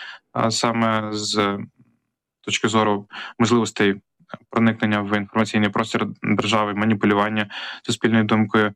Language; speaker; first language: Ukrainian; native; Ukrainian